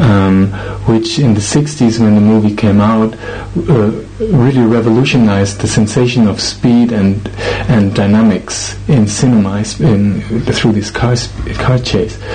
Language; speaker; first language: English; non-native, fluent; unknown